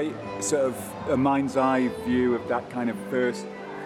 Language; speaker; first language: English; native; English